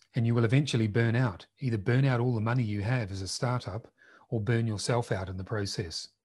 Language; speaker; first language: English; native; English